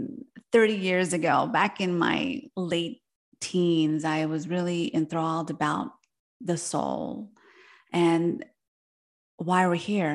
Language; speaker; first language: English; early bilingual, other home language; Spanish